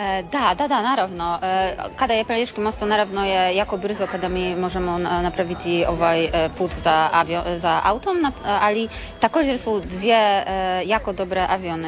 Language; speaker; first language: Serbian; non-native, learner; Polish